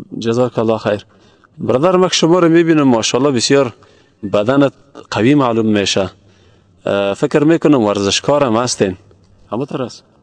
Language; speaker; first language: Persian; native; Persian